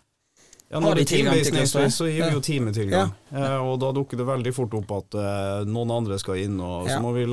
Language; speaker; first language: Norwegian; native; Norwegian